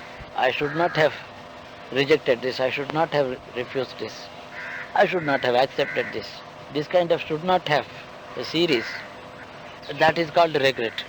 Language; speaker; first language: English; non-native, local second language; Telugu